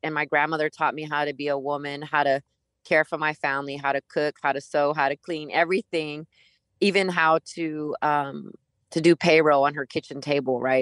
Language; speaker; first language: English; early bilingual, other home language; Spanish